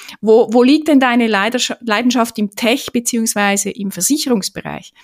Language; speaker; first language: German; native; German